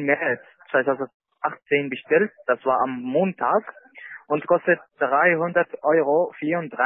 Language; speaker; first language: German; non-native, learner; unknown